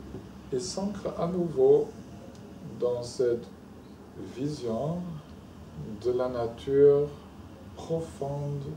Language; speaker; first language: French; non-native, fluent; German